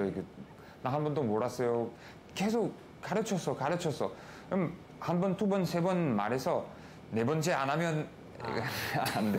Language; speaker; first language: Korean; non-native, learner; French